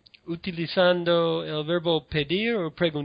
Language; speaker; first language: Spanish; non-native, learner; English